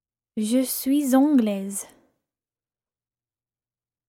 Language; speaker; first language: French; non-native, learner; English